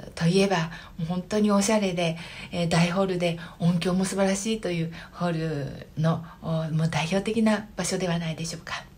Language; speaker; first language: Japanese; native; Japanese